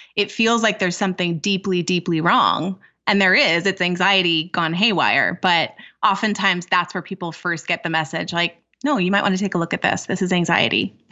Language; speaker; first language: English; native; English